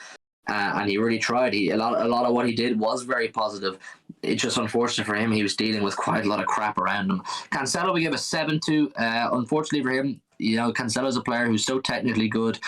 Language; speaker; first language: English; native; English